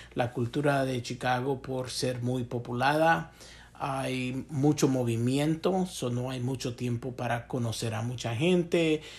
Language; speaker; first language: Spanish; early bilingual, heritage; Spanish